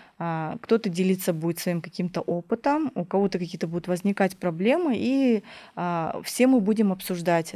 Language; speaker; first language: Russian; native; Russian